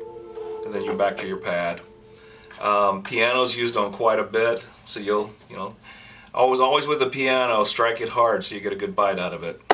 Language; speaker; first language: English; native; English